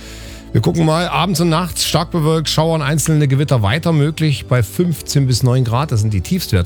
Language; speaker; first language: German; native; German